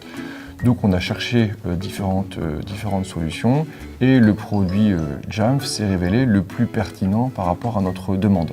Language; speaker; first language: French; native; French